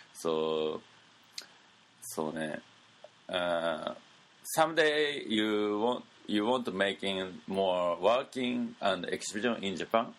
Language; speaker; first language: English; non-native, learner; Japanese